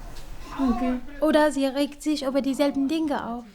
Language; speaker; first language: German; non-native, fluent; Kurdish